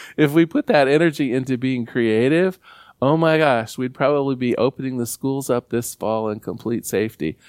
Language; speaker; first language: English; native; English